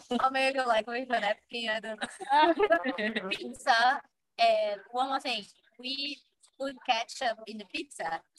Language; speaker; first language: English; non-native, fluent; Portuguese